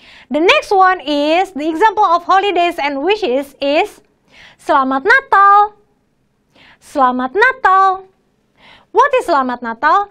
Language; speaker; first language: English; non-native, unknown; Indonesian